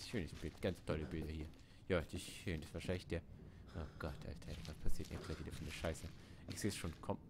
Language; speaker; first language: German; native; German